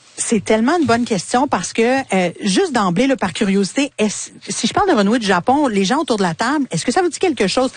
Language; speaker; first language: French; native; French